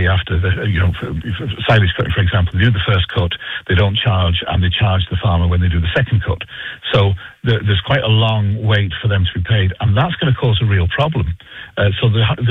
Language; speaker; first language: English; native; English